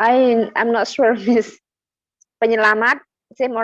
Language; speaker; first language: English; non-native, learner; Indonesian